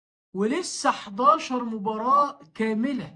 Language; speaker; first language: Arabic; native; Arabic